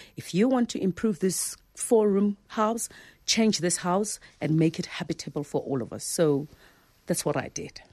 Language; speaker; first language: English; non-native, local second language; Zulu